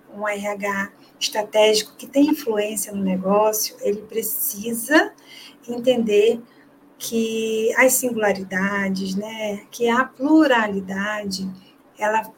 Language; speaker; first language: Portuguese; native; Portuguese